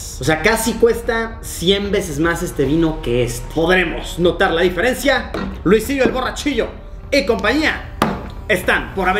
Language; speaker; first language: Spanish; native; Spanish